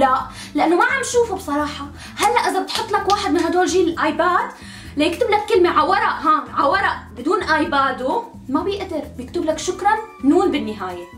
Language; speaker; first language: Arabic; native; Arabic